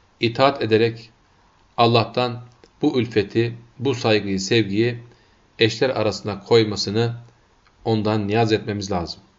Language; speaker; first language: Turkish; non-native, fluent; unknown